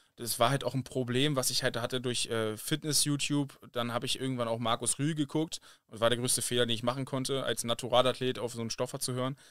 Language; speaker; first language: German; native; German